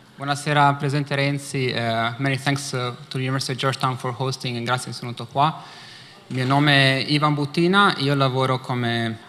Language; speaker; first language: English; early bilingual, other home language; Italian